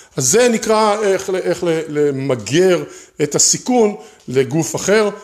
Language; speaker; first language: Hebrew; native; Hebrew